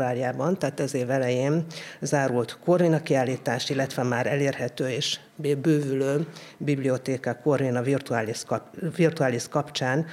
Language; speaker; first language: Hungarian; native; Hungarian